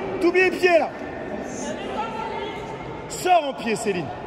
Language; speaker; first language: French; native; French